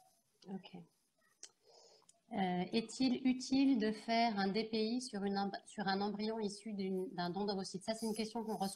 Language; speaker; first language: French; native; French